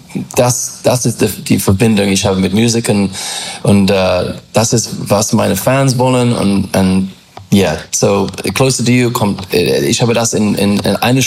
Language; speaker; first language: German; non-native, learner; English